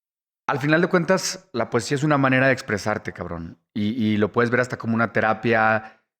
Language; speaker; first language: Spanish; native; Spanish